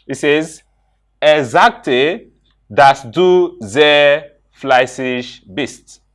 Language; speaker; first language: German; non-native, fluent; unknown